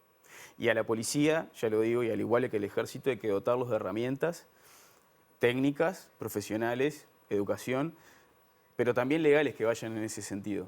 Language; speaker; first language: Spanish; native; Spanish